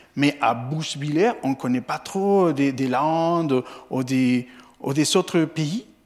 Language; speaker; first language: French; non-native, fluent; Spanish